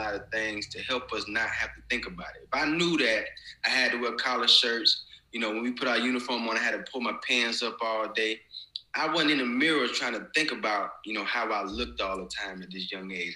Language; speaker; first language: English; native; English